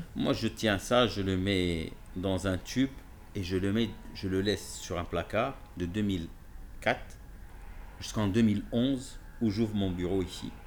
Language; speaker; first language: French; non-native, local second language; Arabic